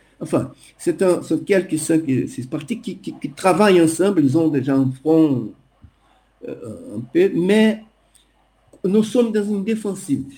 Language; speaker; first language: French; non-native, fluent; Portuguese